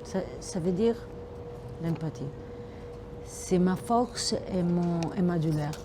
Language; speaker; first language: French; non-native, fluent; Italian